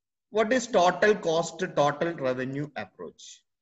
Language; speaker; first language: English; non-native, local second language; Malayalam